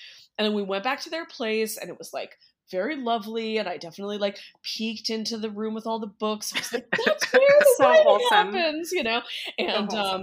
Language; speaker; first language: English; native; English